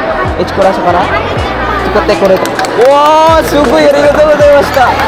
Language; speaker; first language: Japanese; non-native, learner; Filipino